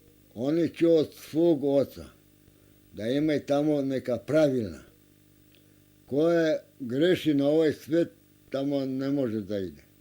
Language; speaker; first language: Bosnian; non-native, local second language; Romanian